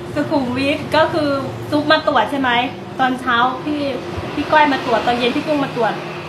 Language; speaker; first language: Thai; native; Thai